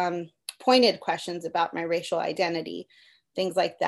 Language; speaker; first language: English; early bilingual, other home language; Spanish